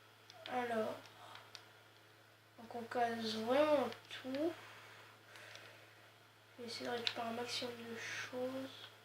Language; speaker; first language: French; native; French